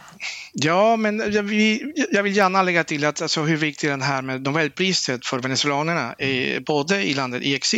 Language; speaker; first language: Swedish; non-native, fluent; Spanish